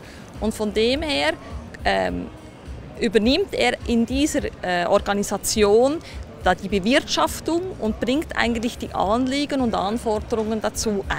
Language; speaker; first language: German; native; German